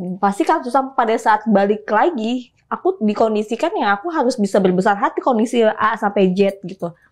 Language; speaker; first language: Indonesian; native; Indonesian